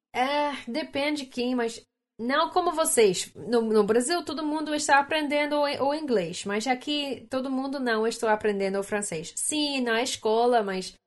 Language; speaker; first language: Portuguese; non-native, learner; English